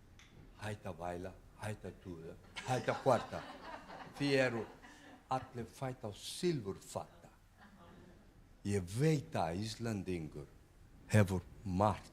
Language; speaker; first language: Icelandic; non-native, learner; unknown